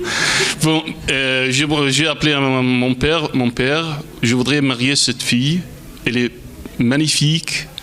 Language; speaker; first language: French; non-native, fluent; Arabic